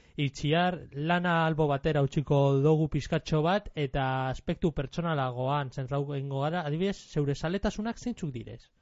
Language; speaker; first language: Basque; native; Basque